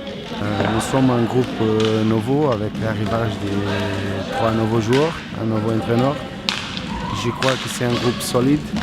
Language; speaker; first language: French; non-native, learner; Portuguese